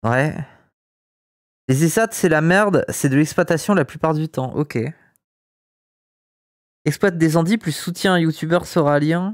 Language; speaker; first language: French; native; French